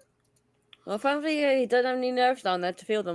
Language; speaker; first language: English; native; English